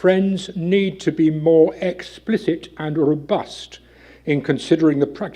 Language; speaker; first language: English; native; English